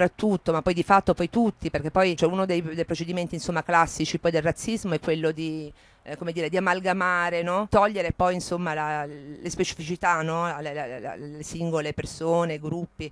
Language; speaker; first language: Italian; native; Italian